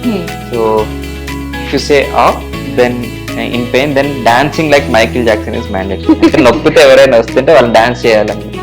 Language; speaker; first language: Telugu; native; Telugu